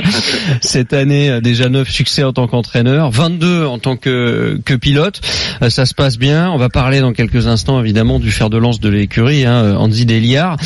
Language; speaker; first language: French; native; French